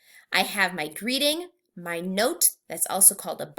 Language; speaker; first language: English; native; English